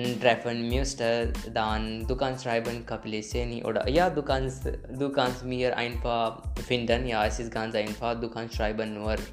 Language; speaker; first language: German; non-native, learner; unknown